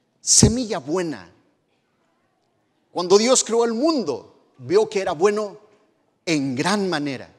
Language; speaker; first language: Spanish; native; Spanish